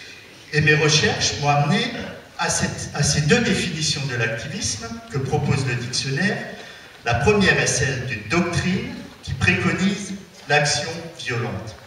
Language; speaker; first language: French; native; French